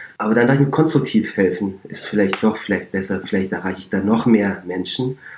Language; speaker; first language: German; native; German